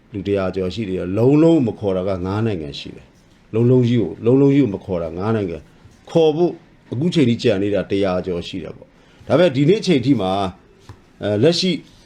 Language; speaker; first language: Burmese; non-native, local second language; S'gaw Karen